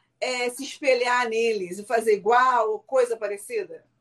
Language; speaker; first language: Portuguese; native; Portuguese